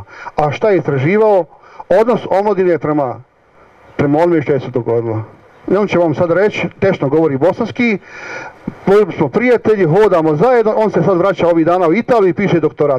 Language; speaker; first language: Croatian; native; Croatian